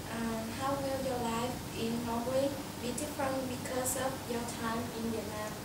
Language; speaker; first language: English; non-native, learner; Vietnamese